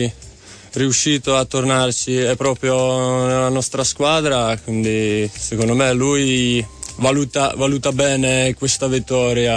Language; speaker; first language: Italian; non-native, fluent; Czech